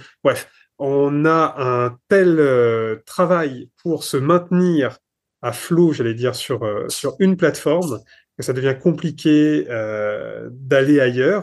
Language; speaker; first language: French; native; French